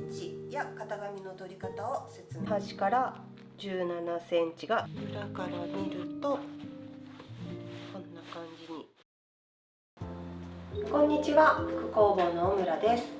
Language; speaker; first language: Japanese; native; Japanese